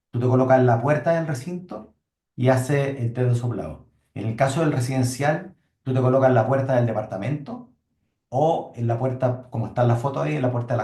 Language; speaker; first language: Spanish; native; Spanish